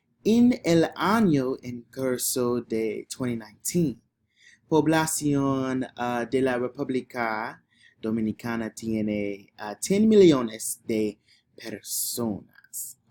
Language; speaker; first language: Spanish; non-native, learner; English